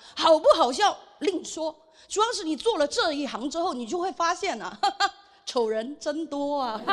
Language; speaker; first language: Chinese; non-native, local second language; Hakka Chinese